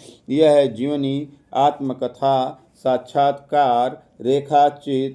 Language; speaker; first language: Hindi; native; Hindi